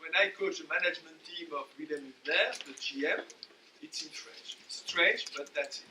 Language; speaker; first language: English; non-native, fluent; French